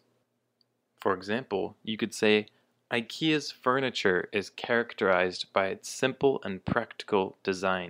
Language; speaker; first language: English; native; English